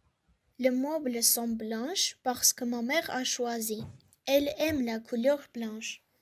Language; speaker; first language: French; non-native, learner; Armenian